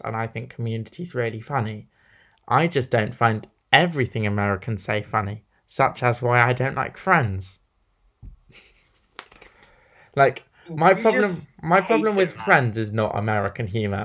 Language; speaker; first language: English; native; English